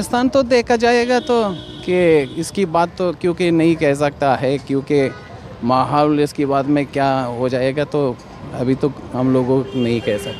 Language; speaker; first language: Hindi; non-native, learner; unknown